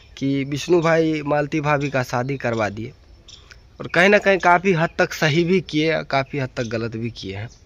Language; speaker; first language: Hindi; native; Hindi